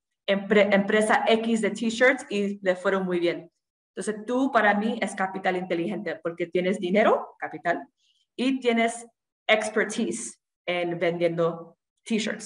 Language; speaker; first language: Spanish; non-native, fluent; English